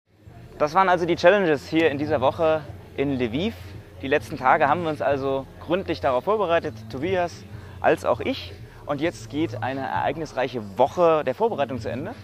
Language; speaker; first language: German; native; German